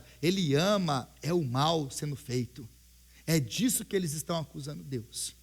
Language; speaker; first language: Portuguese; native; Portuguese